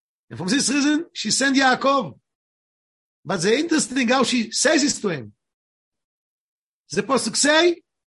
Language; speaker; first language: English; non-native, fluent; Hebrew